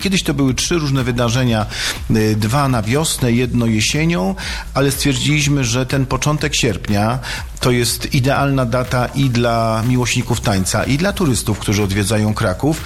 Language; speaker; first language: Polish; native; Polish